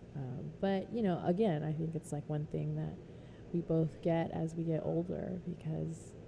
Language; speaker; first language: English; native; English